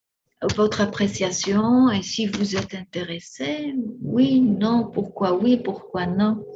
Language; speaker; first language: French; non-native, fluent; Spanish